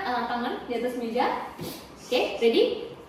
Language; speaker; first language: Indonesian; native; Indonesian